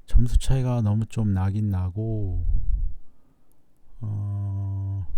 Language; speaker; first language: Korean; native; Korean